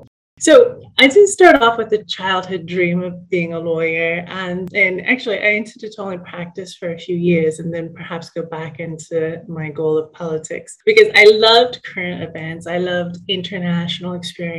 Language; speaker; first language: English; native; English